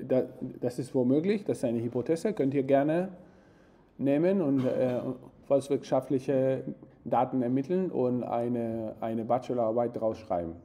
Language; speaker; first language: German; non-native, fluent; Spanish